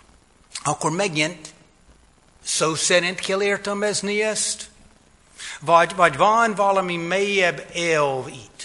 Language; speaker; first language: Hungarian; non-native, fluent; English